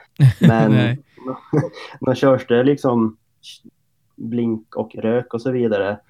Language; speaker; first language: Swedish; native; Swedish